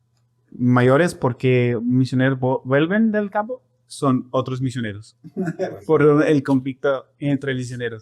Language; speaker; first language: Spanish; non-native, fluent; English